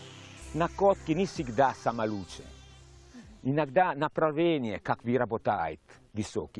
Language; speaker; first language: Russian; non-native, learner; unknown